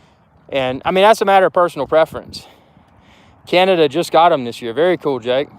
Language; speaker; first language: English; native; English